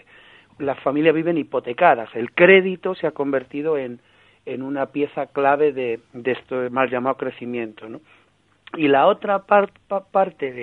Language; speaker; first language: Spanish; native; Spanish